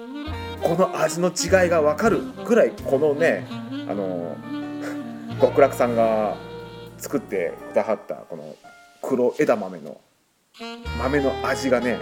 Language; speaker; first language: Japanese; native; Japanese